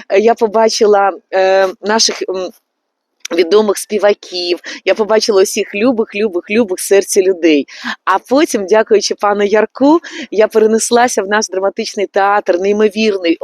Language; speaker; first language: Ukrainian; native; Ukrainian